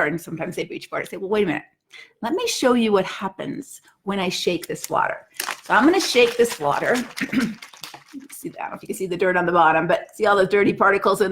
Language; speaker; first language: English; native; English